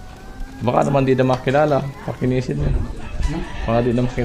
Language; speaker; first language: Filipino; native; Filipino